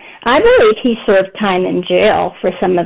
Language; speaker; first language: English; native; English